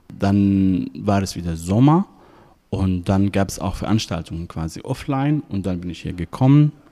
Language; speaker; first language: German; non-native, fluent; Arabic